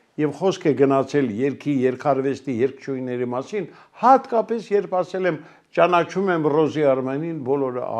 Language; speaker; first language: Armenian; native; Armenian